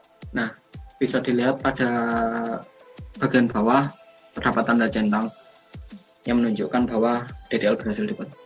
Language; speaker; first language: Indonesian; native; Indonesian